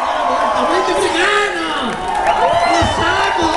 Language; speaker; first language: Portuguese; non-native, learner; Spanish